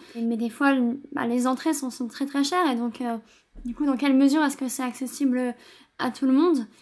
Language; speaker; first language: French; native; French